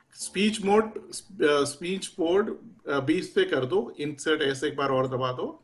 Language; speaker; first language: Hindi; native; Hindi